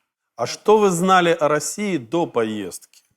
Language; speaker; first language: Russian; native; Russian